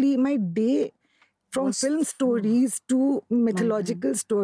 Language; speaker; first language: English; non-native, local second language; Hindi